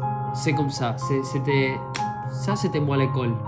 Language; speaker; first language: French; non-native, fluent; Spanish